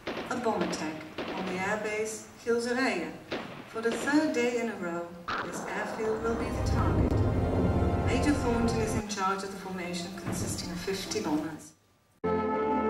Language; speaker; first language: English; non-native, fluent; Dutch